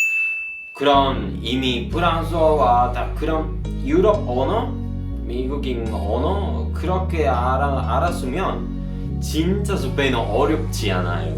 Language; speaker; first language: Korean; non-native, learner; Spanish